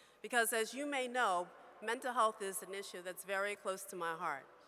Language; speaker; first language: English; native; English